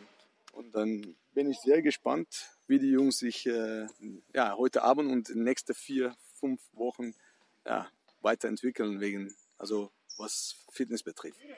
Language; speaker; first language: German; non-native, fluent; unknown